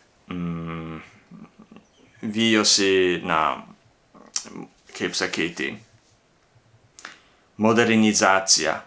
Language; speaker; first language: Lithuanian; non-native, learner; Japanese